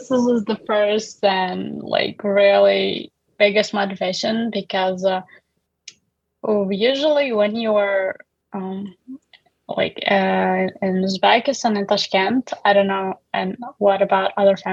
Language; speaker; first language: English; non-native, fluent; Uzbek